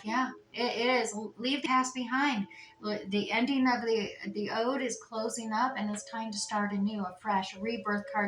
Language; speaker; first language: English; native; English